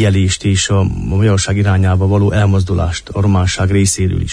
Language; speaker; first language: Hungarian; native; Hungarian